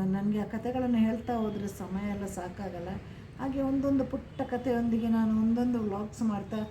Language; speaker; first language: Kannada; non-native, local second language; Malayalam